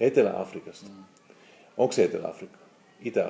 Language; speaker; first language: Finnish; non-native, fluent; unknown